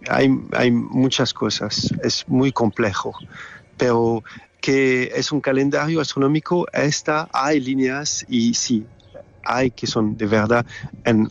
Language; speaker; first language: Spanish; non-native, fluent; French